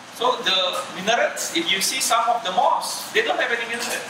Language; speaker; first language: English; non-native, fluent; Indonesian